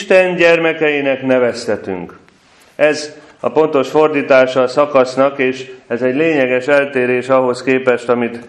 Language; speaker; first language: Hungarian; native; Hungarian